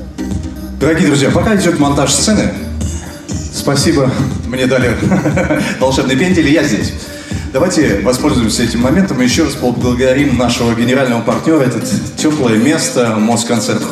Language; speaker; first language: Russian; native; Russian